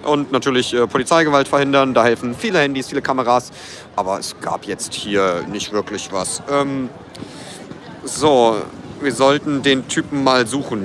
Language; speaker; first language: German; native; German